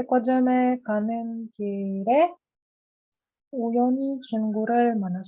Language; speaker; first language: Korean; non-native, learner; Russian